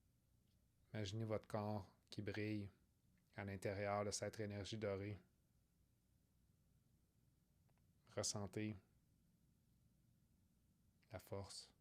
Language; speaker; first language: French; native; French